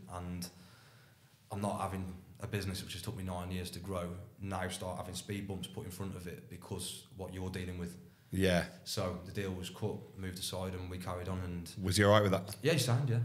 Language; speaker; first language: English; native; English